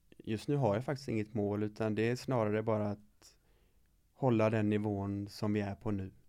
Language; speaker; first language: Swedish; native; Swedish